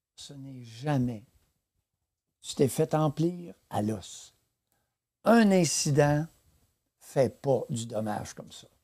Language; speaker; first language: French; native; French